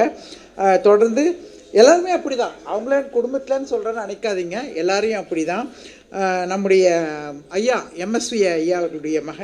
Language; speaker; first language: Tamil; native; Tamil